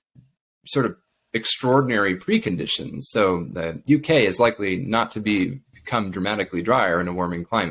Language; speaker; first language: English; native; English